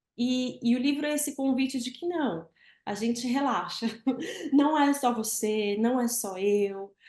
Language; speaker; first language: Portuguese; native; Portuguese